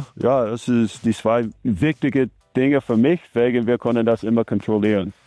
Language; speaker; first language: German; non-native, learner; English